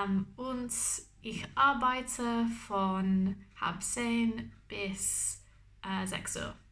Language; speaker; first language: German; non-native, learner; English